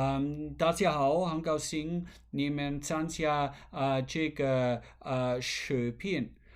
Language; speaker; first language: Chinese; non-native, learner; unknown